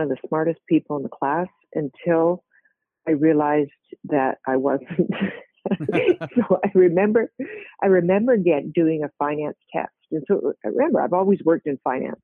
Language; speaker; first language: English; native; English